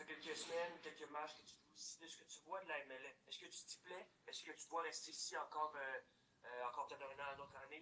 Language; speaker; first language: French; native; French